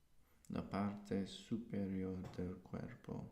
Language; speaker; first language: Spanish; non-native, learner; English